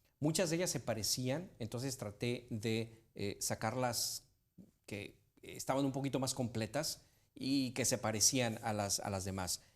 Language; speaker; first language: Spanish; native; Spanish